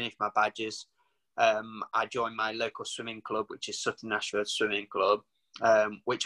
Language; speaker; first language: English; native; English